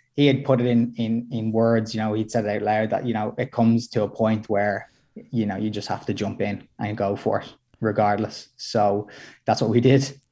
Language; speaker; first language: English; native; English